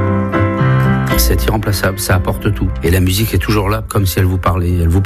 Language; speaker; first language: French; early bilingual, other home language; Spanish